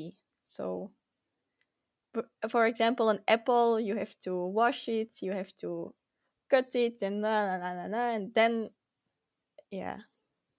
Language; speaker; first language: English; non-native, fluent; Dutch